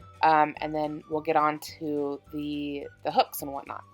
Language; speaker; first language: English; native; English